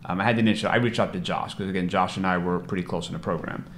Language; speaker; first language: English; native; English